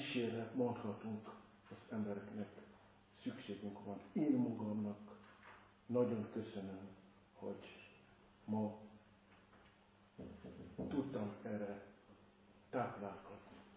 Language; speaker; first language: Hungarian; non-native, fluent; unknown